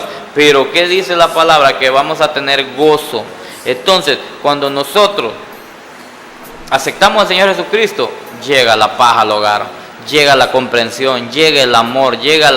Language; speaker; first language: Spanish; native; Spanish